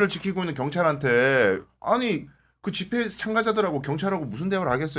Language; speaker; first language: Korean; native; Korean